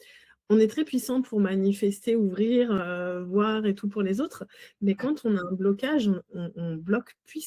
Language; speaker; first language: French; native; French